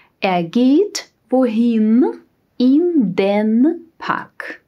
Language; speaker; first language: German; non-native, fluent; Russian